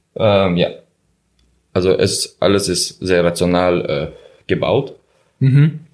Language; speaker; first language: German; non-native, learner; Azerbaijani